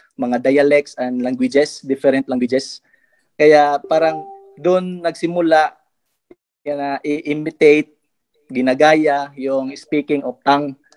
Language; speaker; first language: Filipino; non-native, local second language; Cebuano